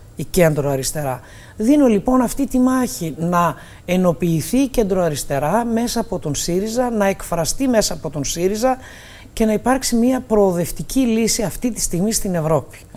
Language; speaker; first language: Greek; native; Greek